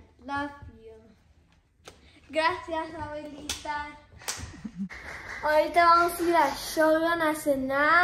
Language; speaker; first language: Spanish; early bilingual, other home language; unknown